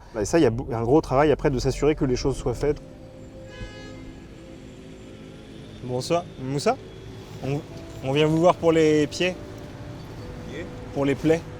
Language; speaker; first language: French; native; French